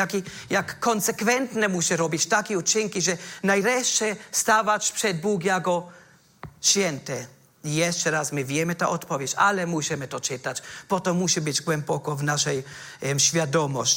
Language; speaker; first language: Polish; non-native, fluent; German